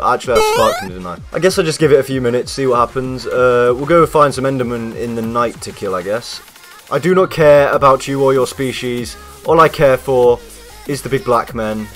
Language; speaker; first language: English; native; English